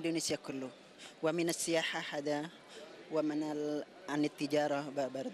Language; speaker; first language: Arabic; non-native, learner; Indonesian